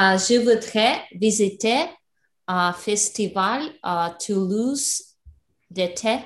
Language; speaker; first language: French; non-native, learner; Russian